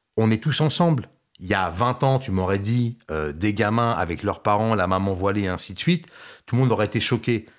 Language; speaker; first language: French; early bilingual, other home language; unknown